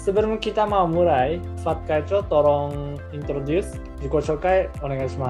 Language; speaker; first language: Indonesian; non-native, learner; Japanese